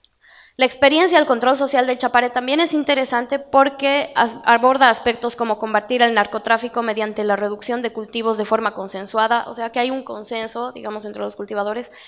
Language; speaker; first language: Spanish; native; Spanish